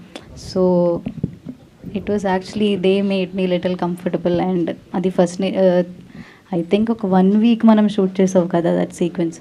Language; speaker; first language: Telugu; non-native, learner; Malayalam